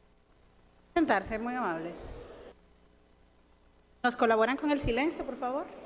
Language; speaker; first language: Spanish; native; Spanish